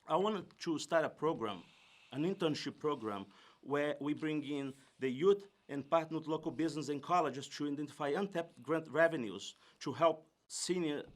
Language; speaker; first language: English; non-native, fluent; Portuguese